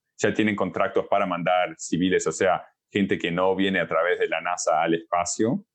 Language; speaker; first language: Spanish; early bilingual, heritage; Spanish